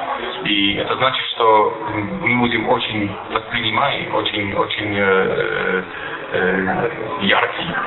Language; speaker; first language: Russian; non-native, fluent; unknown